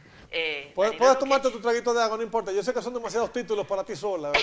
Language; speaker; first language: Spanish; native; Spanish